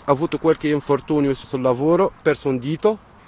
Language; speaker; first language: Italian; non-native, fluent; Arabic